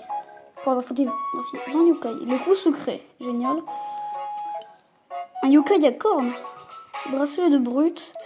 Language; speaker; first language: French; native; French